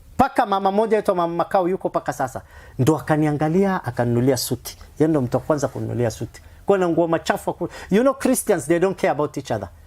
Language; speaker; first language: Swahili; non-native, fluent; Somali